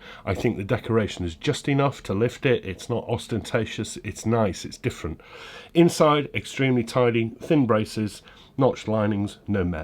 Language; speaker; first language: English; native; English